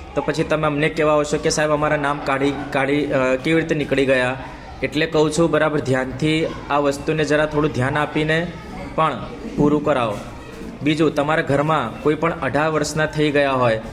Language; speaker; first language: Gujarati; native; Gujarati